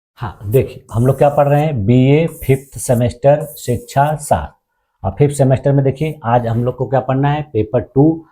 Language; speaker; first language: Hindi; native; Hindi